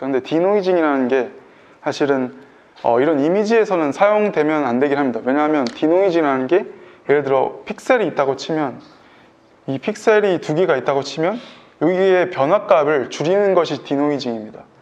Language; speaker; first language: Korean; native; Korean